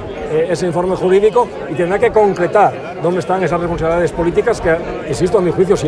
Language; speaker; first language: Spanish; native; Spanish